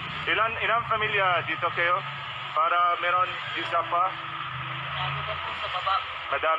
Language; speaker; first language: Filipino; non-native, learner; Arabic